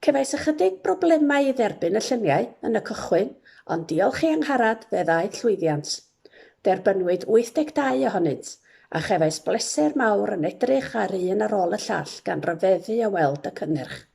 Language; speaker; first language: Welsh; native; Welsh